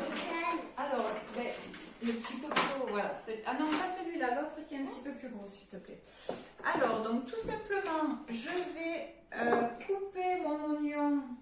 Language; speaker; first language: French; native; French